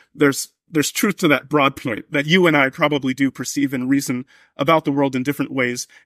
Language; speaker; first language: English; native; English